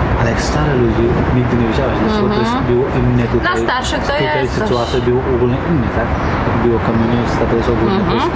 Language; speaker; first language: Polish; non-native, learner; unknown